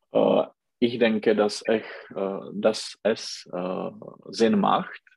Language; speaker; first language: German; non-native, learner; Czech